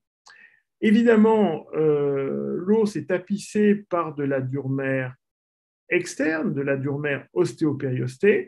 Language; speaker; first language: French; native; French